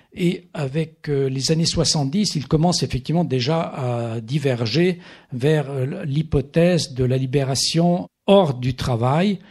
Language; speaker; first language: French; native; French